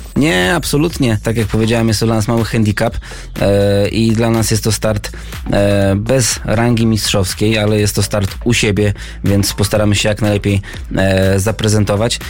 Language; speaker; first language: Polish; native; Polish